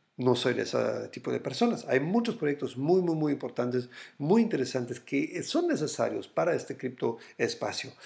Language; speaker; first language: Spanish; non-native, fluent; German